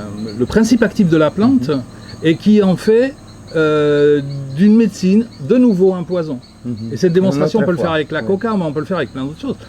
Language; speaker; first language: French; native; French